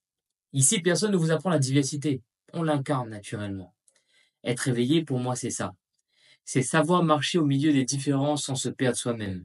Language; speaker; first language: French; native; French